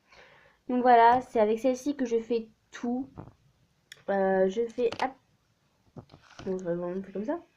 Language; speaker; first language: French; native; French